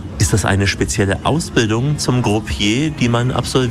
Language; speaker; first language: German; native; German